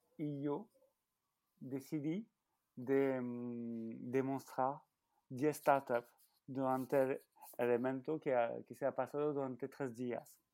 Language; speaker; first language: Spanish; non-native, learner; French